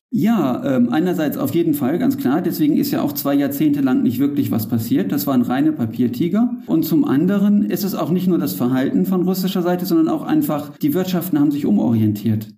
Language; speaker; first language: German; native; German